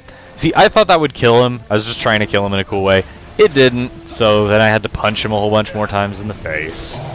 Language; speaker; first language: English; native; English